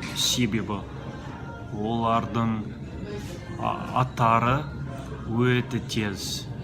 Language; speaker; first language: Kazakh; non-native, learner; English